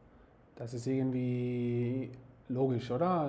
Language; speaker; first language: German; non-native, fluent; Spanish